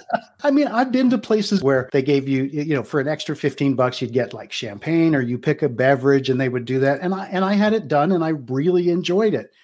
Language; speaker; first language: English; native; English